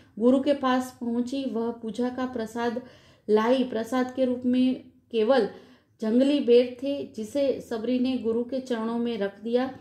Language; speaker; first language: Hindi; non-native, local second language; Gujarati